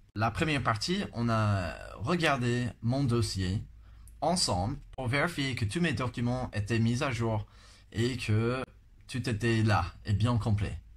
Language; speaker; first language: French; non-native, fluent; English